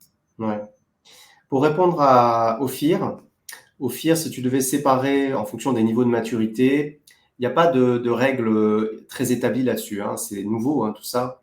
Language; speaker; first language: French; native; French